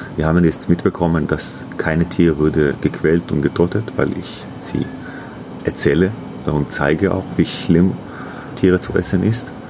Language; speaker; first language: German; non-native, learner; Hebrew